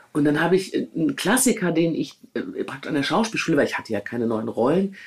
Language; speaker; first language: German; native; German